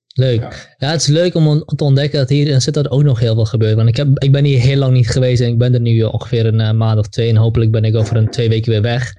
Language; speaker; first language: Dutch; native; Dutch